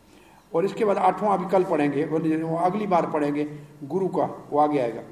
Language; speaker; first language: Hindi; native; Hindi